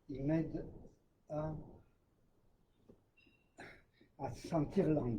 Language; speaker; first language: French; native; French